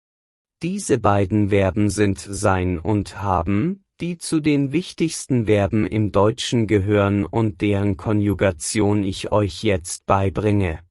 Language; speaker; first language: German; non-native, fluent; Persian